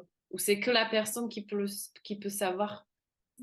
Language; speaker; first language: French; non-native, fluent; Slovak